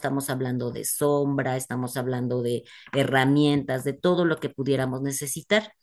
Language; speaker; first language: Spanish; native; Spanish